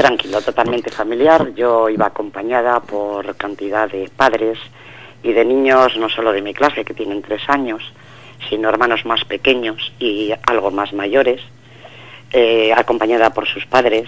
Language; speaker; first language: Spanish; native; Spanish